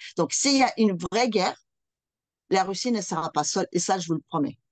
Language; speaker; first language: French; non-native, fluent; Russian